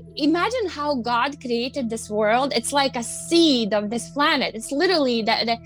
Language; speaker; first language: English; non-native, fluent; Latvian